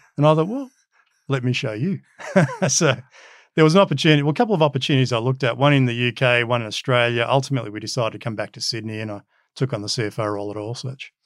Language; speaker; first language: English; early bilingual, other home language; Macedonian